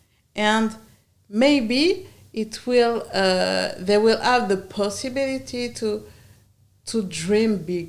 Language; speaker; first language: English; non-native, learner; French